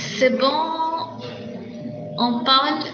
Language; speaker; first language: French; non-native, local second language; Arabic